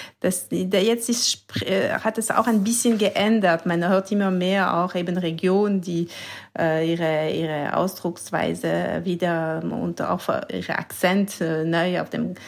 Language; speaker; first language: German; non-native, local second language; French